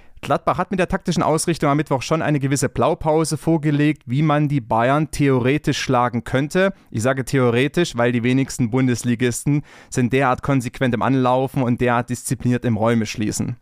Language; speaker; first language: German; native; German